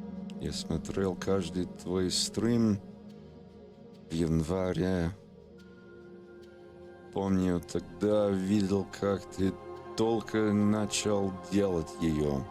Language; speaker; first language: Russian; non-native, learner; English